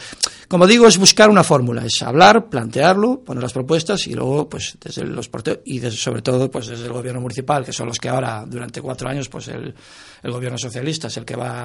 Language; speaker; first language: Spanish; native; Spanish